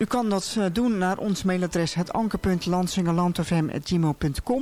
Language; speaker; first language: Dutch; native; Dutch